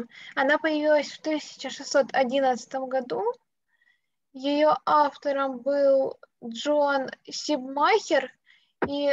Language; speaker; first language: Russian; native; Russian